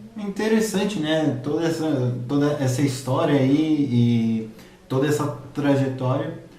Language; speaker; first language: Portuguese; native; Portuguese